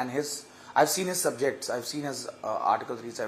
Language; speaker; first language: English; non-native, local second language; Hindi